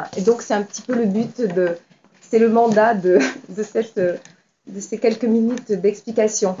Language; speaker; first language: French; native; French